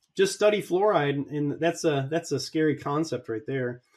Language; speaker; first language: English; native; English